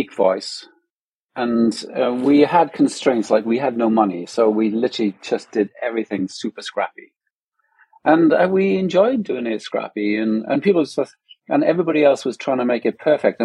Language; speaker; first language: English; native; English